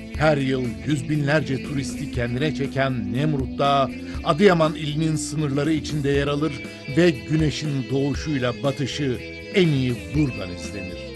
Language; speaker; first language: Turkish; native; Turkish